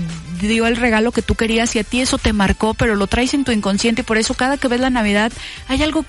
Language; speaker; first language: Spanish; native; Spanish